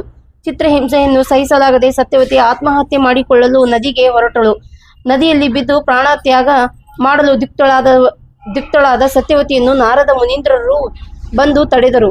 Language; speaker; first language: Kannada; native; Kannada